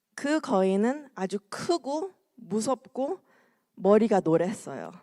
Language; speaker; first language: Korean; early bilingual, heritage; Korean